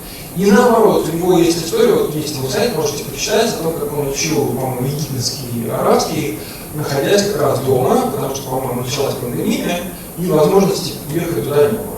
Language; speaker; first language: Russian; native; Russian